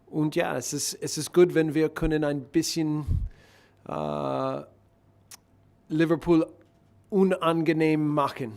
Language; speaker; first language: German; non-native, learner; English